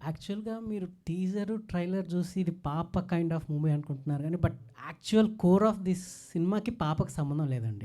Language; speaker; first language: Telugu; native; Telugu